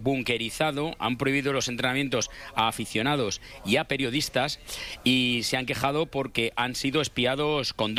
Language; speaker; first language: Spanish; native; Spanish